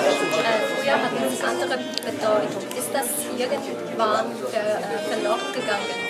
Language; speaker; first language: German; non-native, learner; Polish